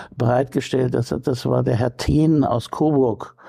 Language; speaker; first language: German; native; German